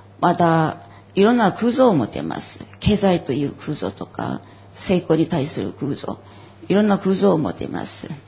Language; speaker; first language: Japanese; non-native, fluent; Korean